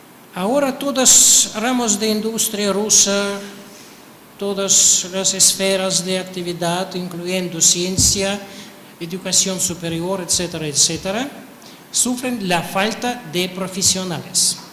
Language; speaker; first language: Spanish; non-native, fluent; Russian